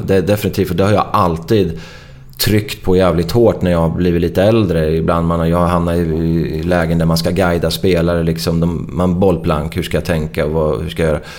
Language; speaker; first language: Swedish; native; Swedish